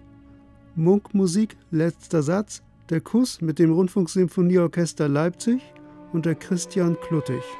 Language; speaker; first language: German; native; German